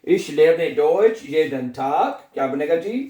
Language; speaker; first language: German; non-native, fluent; Urdu